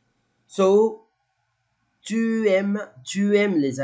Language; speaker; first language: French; non-native, fluent; Arabic